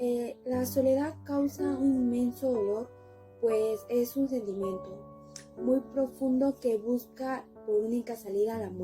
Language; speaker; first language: Spanish; native; Spanish